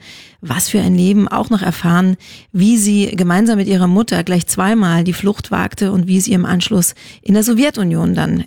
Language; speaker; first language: German; native; German